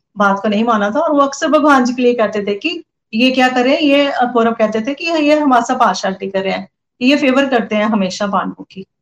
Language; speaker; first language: Hindi; non-native, local second language; Punjabi